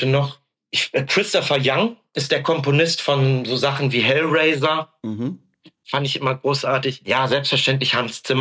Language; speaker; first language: German; native; German